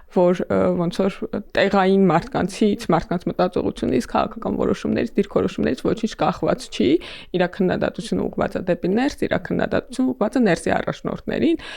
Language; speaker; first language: Armenian; native; Armenian